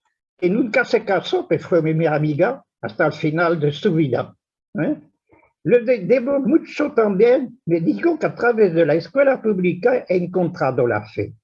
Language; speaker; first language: Spanish; non-native, fluent; French